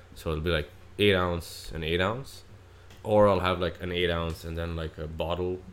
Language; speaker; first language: English; native; English